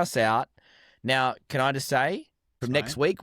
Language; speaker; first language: English; native; English